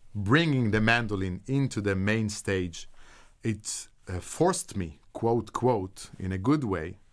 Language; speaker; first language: English; non-native, fluent; Hebrew